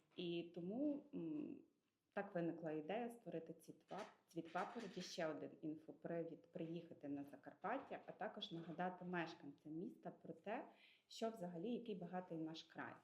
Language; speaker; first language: Ukrainian; native; Ukrainian